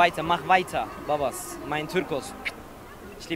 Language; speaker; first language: German; non-native, learner; Turkish